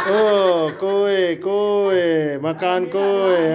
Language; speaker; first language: Indonesian; non-native, learner; Urdu